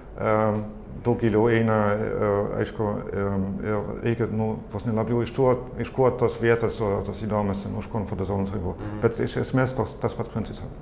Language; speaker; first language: Lithuanian; non-native, fluent; German